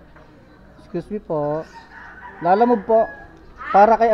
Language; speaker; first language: Filipino; native; Filipino